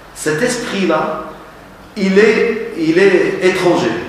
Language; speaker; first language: French; non-native, local second language; Arabic